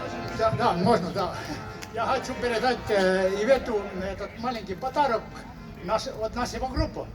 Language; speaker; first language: Russian; non-native, learner; Estonian